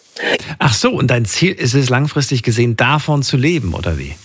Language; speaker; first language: German; native; German